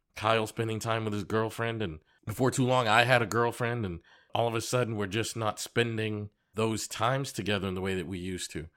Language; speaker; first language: English; native; English